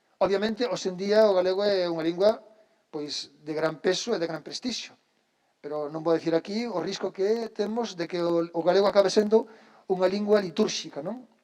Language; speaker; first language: Galician; native; Galician